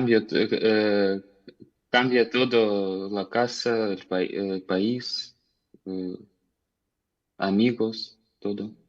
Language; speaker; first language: Spanish; non-native, learner; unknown